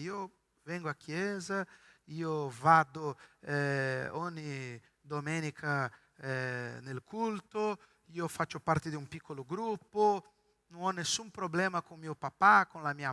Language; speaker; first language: Italian; non-native, fluent; Portuguese